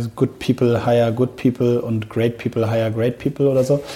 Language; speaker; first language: German; native; German